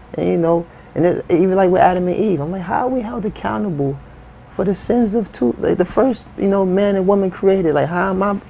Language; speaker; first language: English; native; English